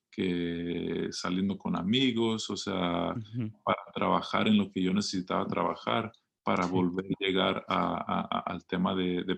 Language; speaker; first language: Spanish; early bilingual, heritage; Spanish